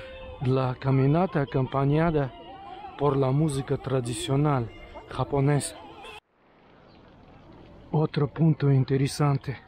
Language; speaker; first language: Spanish; non-native, learner; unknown